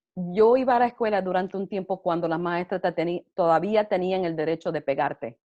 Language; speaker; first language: Spanish; early bilingual, heritage; Spanish